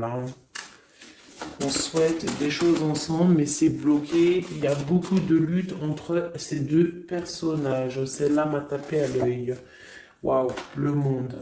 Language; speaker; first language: French; native; French